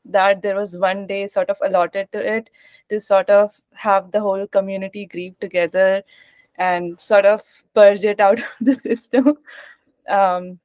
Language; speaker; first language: English; non-native, local second language; Hindi